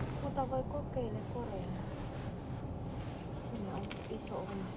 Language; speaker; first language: Finnish; non-native, learner; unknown